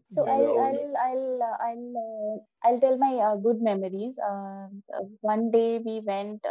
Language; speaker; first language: English; non-native, local second language; Hindi